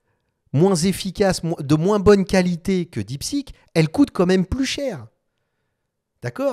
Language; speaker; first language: French; native; French